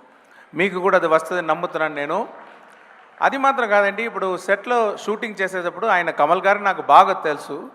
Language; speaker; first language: Telugu; non-native, local second language; Tamil